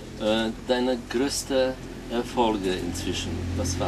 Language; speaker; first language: German; non-native, fluent; Polish